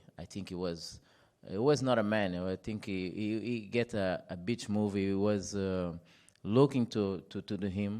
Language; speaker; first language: English; non-native, fluent; Portuguese